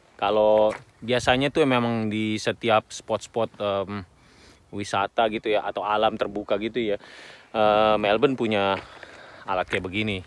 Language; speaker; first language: Indonesian; native; Indonesian